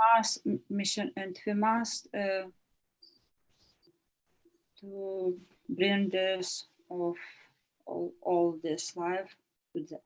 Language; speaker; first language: English; non-native, learner; Ukrainian